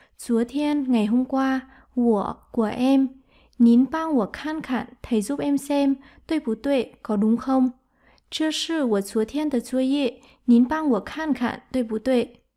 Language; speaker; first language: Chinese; non-native, fluent; Vietnamese